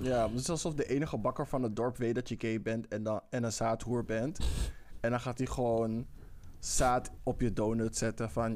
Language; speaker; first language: Dutch; native; Dutch